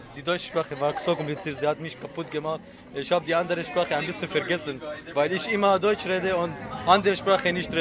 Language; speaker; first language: German; early bilingual, other home language; Arabic